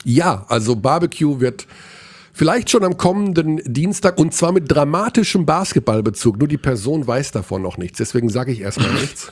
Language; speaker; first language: German; native; German